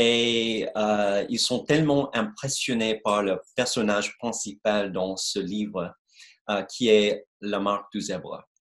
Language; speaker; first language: French; non-native, fluent; English